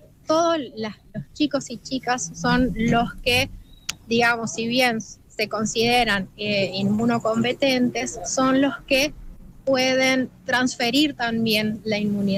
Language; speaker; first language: Spanish; native; Spanish